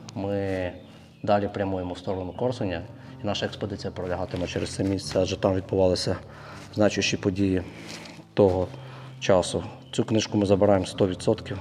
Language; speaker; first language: Ukrainian; native; Ukrainian